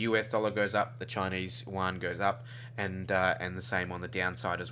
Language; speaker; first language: English; native; English